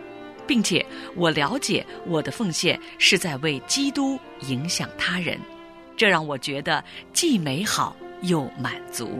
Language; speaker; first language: Chinese; native; Chinese